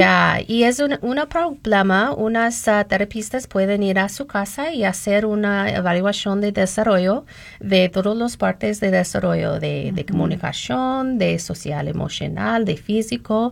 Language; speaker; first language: Spanish; non-native, learner; English